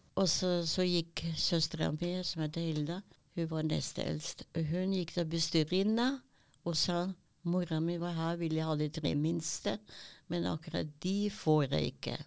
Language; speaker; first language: Norwegian; early bilingual, other home language; German